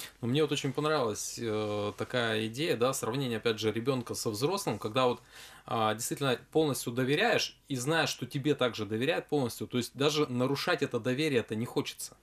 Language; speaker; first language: Russian; native; Russian